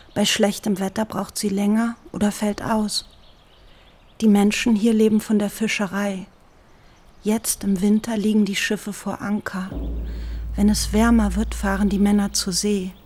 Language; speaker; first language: German; native; German